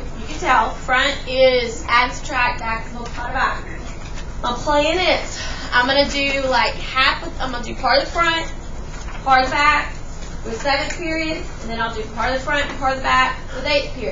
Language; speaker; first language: English; native; English